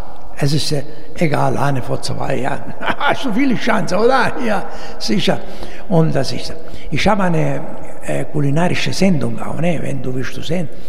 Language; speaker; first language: German; non-native, learner; Italian